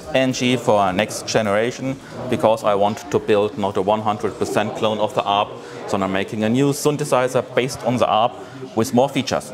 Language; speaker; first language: English; non-native, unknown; German